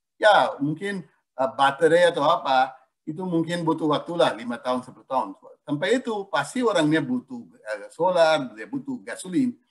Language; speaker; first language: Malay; non-native, fluent; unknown